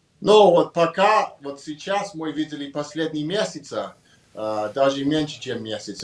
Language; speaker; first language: Russian; non-native, learner; English